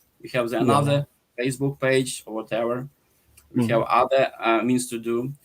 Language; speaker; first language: English; non-native, fluent; Ukrainian